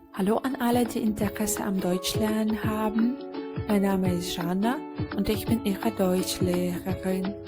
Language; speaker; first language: German; non-native, learner; Ukrainian